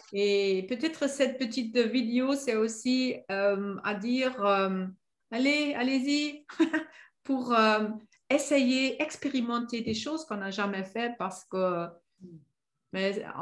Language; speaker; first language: French; non-native, fluent; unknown